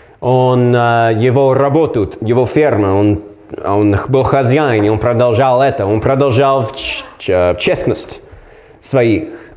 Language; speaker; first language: Russian; non-native, learner; English